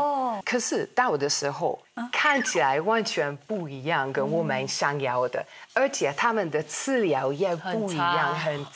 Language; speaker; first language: Chinese; non-native, fluent; Hungarian